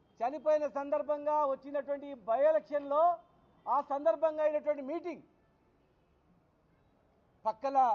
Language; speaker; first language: Telugu; native; Telugu